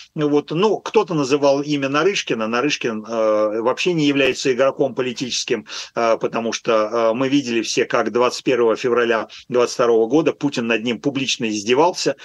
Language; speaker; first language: Russian; native; Russian